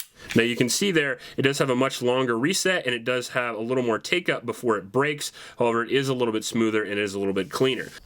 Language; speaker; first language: English; native; English